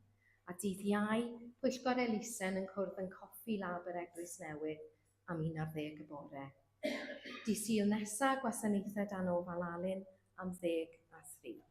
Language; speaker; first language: Welsh; native; Welsh